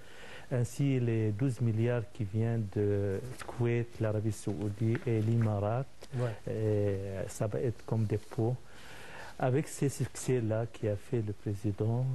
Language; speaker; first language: French; non-native, fluent; Arabic